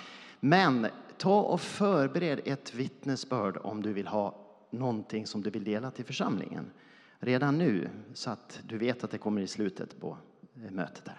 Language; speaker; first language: Swedish; native; Swedish